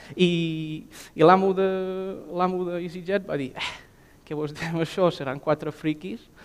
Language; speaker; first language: Catalan; non-native, fluent; English